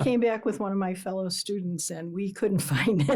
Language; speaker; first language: English; native; English